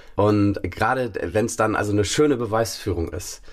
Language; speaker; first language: German; native; German